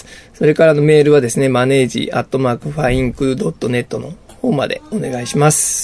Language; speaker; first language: Japanese; native; Japanese